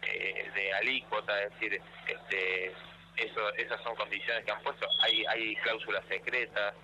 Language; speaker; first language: Spanish; native; Spanish